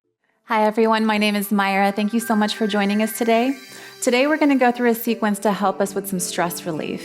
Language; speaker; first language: English; native; English